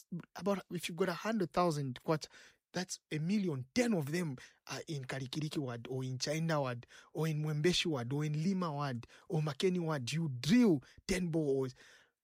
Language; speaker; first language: English; non-native, local second language; Bemba